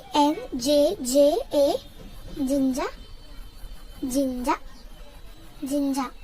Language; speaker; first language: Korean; non-native, learner; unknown